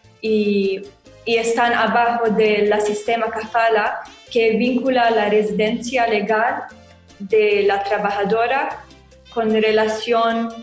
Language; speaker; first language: Spanish; non-native, learner; Arabic